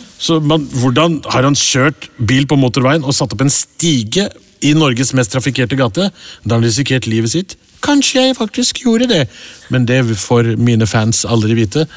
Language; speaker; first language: Norwegian; early bilingual, other home language; Urdu